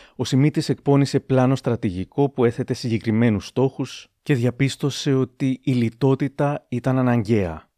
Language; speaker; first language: Greek; native; Greek